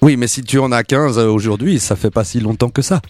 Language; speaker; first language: French; native; French